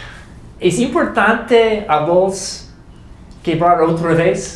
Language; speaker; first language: Spanish; non-native, learner; English